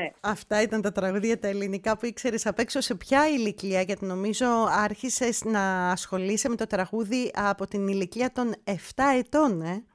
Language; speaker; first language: Greek; native; Greek